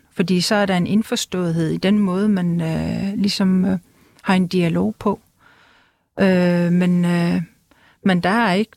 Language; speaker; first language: Danish; non-native, local second language; Kalaallisut